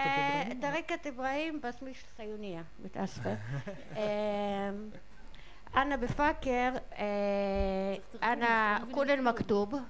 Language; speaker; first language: Arabic; non-native, learner; Hebrew